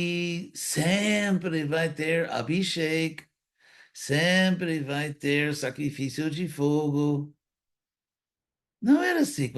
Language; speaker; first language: Portuguese; non-native, fluent; English